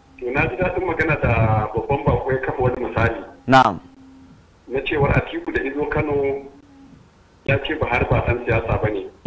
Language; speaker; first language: Hausa; native; Hausa